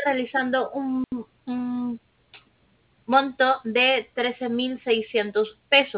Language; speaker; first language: Spanish; native; Spanish